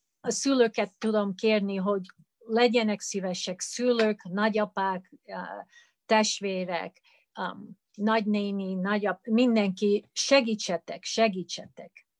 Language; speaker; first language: Hungarian; early bilingual, heritage; Hungarian